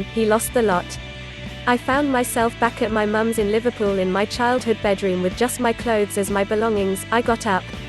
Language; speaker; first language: English; native; English